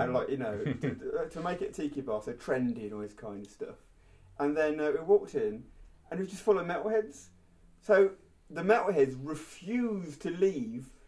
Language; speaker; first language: English; native; English